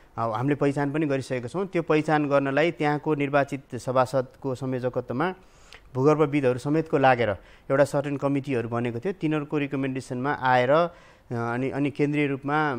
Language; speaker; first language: Nepali; native; Nepali